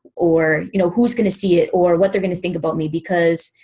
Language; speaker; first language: English; native; English